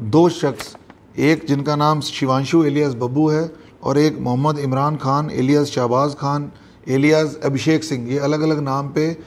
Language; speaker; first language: Hindi; native; Hindi